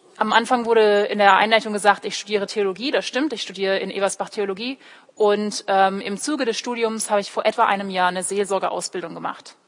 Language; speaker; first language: German; early bilingual, other home language; English